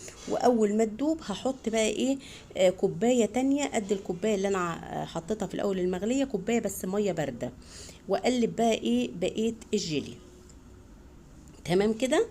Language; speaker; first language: Arabic; native; Arabic